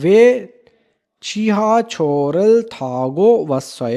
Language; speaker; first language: Korean; non-native, learner; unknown